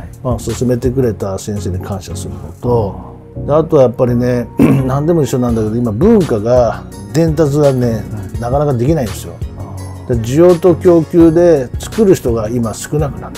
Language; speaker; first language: Japanese; native; Japanese